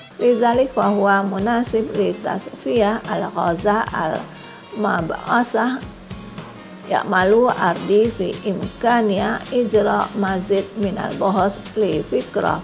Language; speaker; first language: Arabic; non-native, fluent; Indonesian